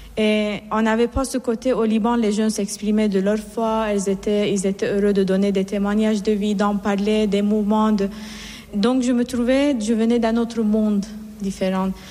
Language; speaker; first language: French; non-native, fluent; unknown